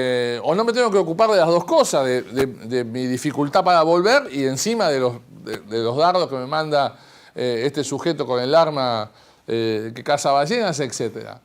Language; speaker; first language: Spanish; native; Spanish